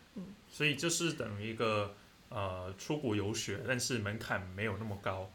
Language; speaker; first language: Chinese; native; Chinese